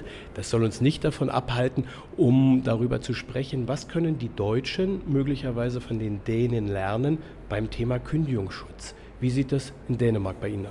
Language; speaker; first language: German; native; German